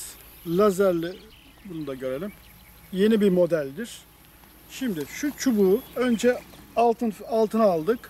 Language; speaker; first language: Turkish; native; Turkish